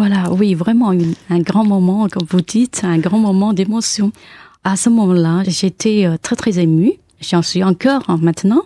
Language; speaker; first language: French; non-native, fluent; Chinese